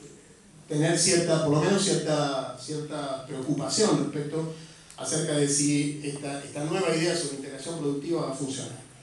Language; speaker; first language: Spanish; native; Spanish